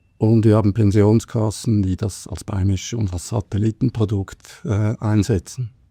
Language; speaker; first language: German; native; German